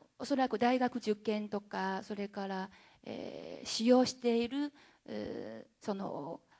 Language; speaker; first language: Japanese; non-native, fluent; Chinese